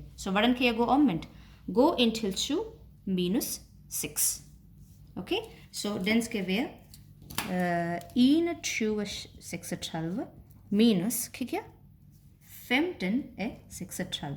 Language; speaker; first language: Danish; non-native, fluent; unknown